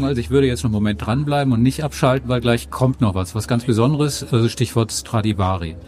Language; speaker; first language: German; native; German